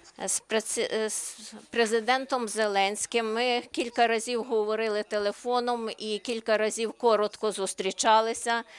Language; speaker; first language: Ukrainian; non-native, learner; Slovenian